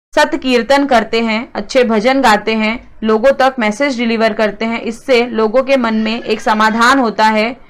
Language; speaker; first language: Hindi; non-native, local second language; Marathi